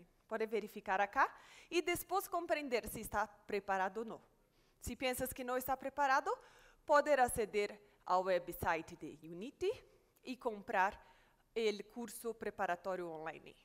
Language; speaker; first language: Spanish; non-native, fluent; Portuguese